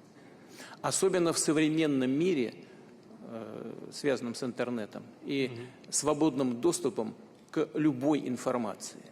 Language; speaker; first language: Russian; native; Russian